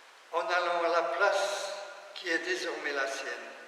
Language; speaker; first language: French; native; French